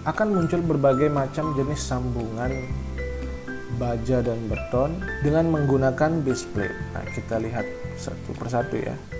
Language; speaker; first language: Indonesian; native; Indonesian